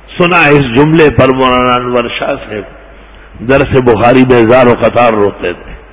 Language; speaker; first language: Urdu; non-native, local second language; Pashto